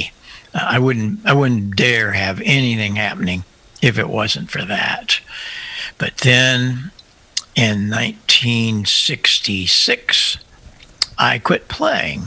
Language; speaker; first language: English; native; English